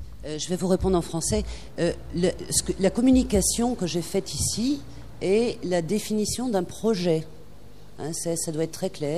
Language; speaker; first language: French; native; French